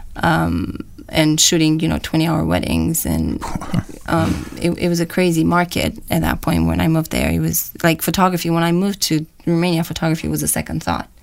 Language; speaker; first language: English; non-native, fluent; Romanian